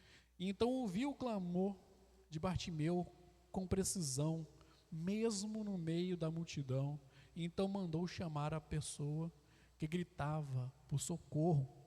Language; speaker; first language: Portuguese; native; Portuguese